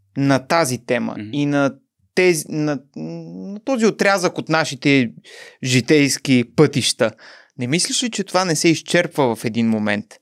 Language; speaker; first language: Bulgarian; native; Bulgarian